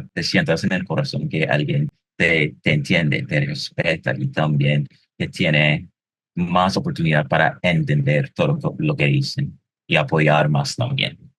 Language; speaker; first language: Spanish; non-native, fluent; English